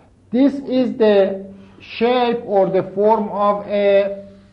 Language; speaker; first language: English; non-native, fluent; Persian